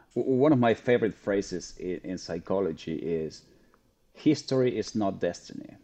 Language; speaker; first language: English; non-native, fluent; Spanish